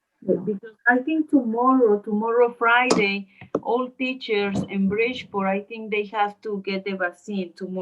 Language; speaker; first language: English; non-native, learner; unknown